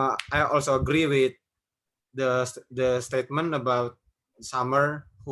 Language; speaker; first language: English; non-native, learner; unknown